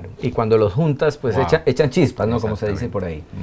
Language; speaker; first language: Spanish; native; Spanish